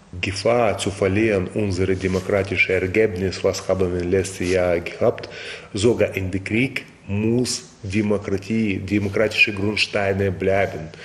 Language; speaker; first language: German; non-native, fluent; Russian